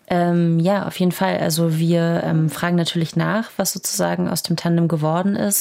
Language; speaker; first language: German; native; German